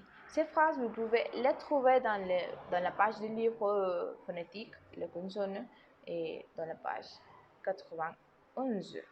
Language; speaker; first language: French; non-native, learner; Spanish